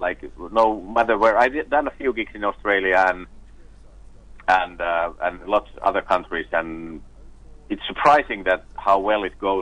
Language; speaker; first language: English; non-native, fluent; Finnish